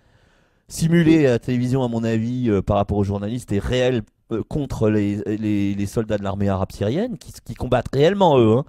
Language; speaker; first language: French; native; French